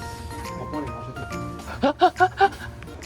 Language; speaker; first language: Chinese; native; Chinese